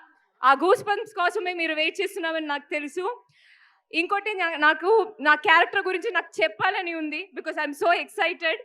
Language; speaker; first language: Telugu; non-native, fluent; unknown